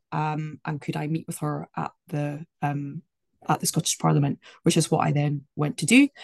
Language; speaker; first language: English; native; English